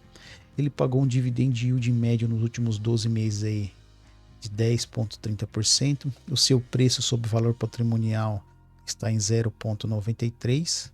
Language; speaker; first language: Portuguese; native; Portuguese